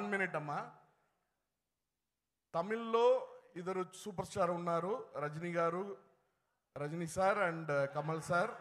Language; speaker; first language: Telugu; non-native, learner; Tamil